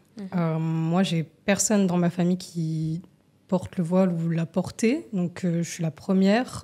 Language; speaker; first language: French; native; French